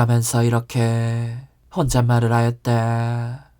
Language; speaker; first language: Korean; native; Korean